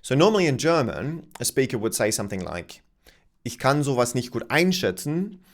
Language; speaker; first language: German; non-native, fluent; English